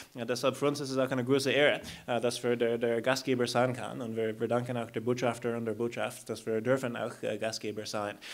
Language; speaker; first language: German; non-native, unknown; English